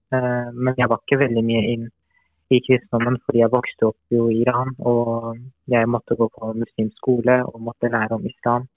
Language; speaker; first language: Norwegian; non-native, fluent; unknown